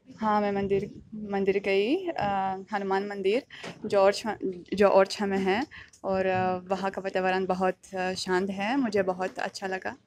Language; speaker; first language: Hindi; non-native, fluent; Russian